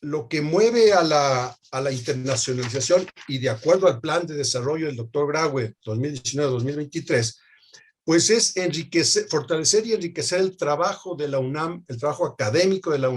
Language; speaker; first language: Spanish; native; Spanish